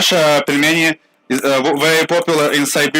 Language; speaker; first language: English; non-native, learner; Russian